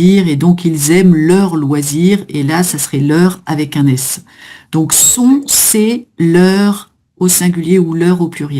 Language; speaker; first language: French; native; French